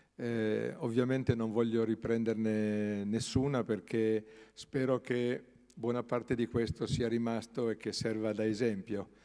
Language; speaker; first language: Italian; native; Italian